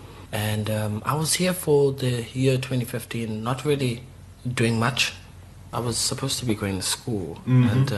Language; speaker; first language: English; non-native, local second language; Southern Sotho